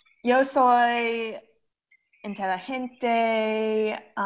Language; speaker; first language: Spanish; non-native, learner; English